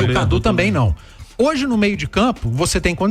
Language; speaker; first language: Portuguese; native; Portuguese